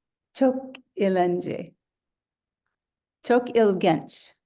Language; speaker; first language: Turkish; non-native, learner; English